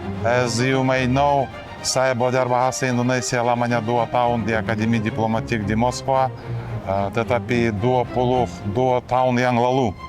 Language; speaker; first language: Indonesian; non-native, learner; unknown